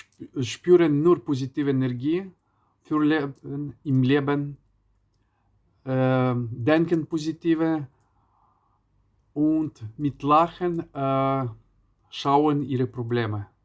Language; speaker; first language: German; non-native, learner; Ukrainian